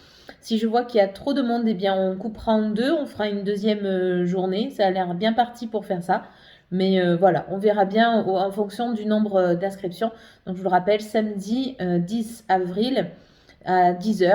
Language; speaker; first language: French; native; French